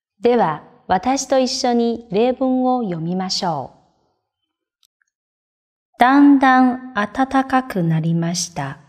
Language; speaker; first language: Japanese; non-native, fluent; Chinese